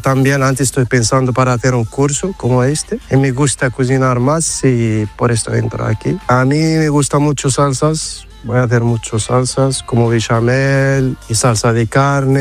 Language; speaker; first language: Spanish; non-native, learner; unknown